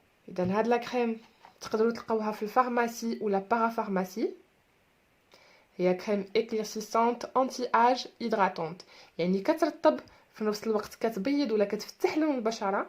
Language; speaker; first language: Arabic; native; Arabic